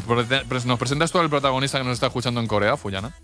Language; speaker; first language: Spanish; native; Spanish